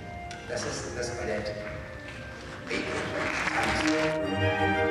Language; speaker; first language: German; non-native, fluent; English